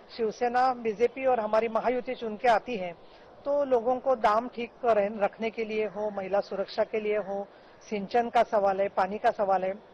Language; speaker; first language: Hindi; non-native, local second language; Marathi